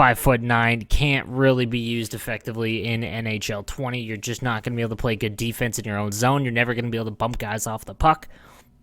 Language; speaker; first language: English; native; English